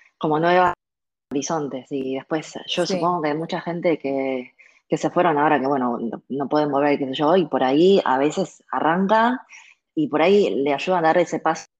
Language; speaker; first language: Spanish; early bilingual, other home language; Chinese